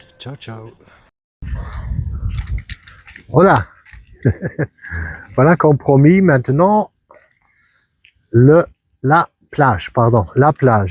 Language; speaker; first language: French; non-native, fluent; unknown